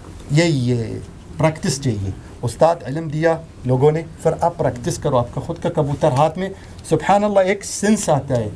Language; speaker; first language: Hindi; non-native, learner; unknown